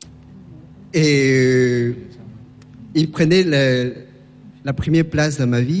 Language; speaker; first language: French; non-native, fluent; Spanish